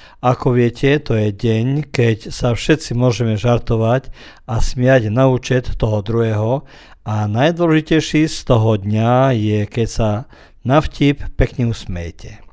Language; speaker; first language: Slovak; early bilingual, heritage; Slovak